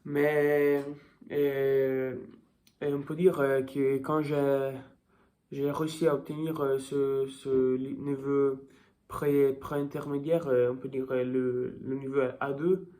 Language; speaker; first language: French; non-native, learner; Italian